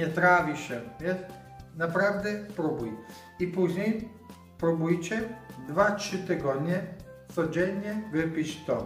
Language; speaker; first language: Polish; non-native, learner; Italian